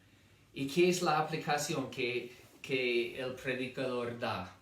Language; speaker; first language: Spanish; non-native, fluent; English